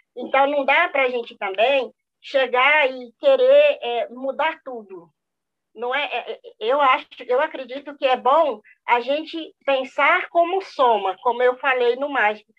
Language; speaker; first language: Portuguese; non-native, local second language; Guarani